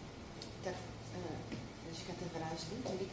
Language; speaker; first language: Czech; non-native, fluent; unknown